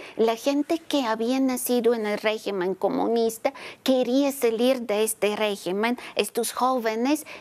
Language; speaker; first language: Spanish; non-native, fluent; Bulgarian